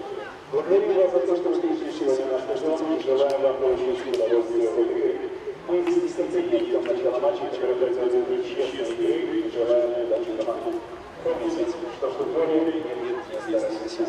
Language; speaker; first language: Russian; native; Russian